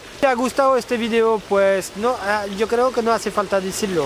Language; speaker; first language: Spanish; non-native, fluent; French